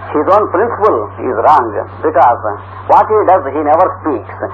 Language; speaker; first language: English; non-native, local second language; Telugu